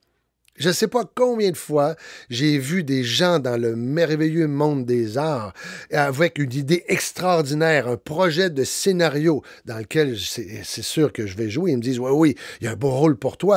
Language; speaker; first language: French; native; French